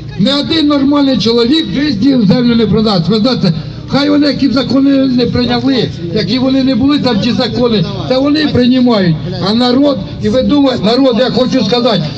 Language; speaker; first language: Ukrainian; native; Ukrainian